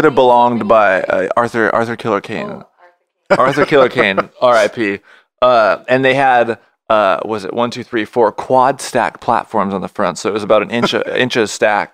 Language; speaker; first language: English; native; English